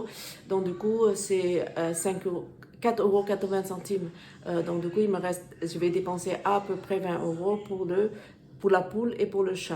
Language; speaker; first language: French; non-native, learner; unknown